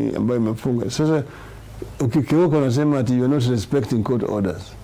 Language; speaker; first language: English; non-native, local second language; Swahili